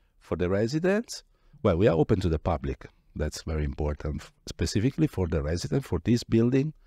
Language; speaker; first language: English; non-native, fluent; Italian